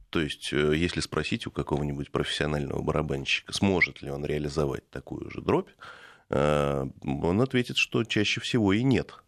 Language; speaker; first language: Russian; native; Russian